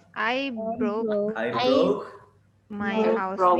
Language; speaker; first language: English; non-native, learner; Indonesian